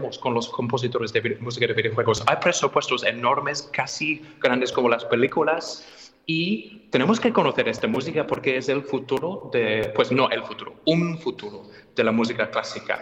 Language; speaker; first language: Spanish; non-native, fluent; English